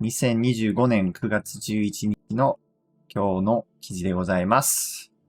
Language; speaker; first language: Japanese; non-native, fluent; English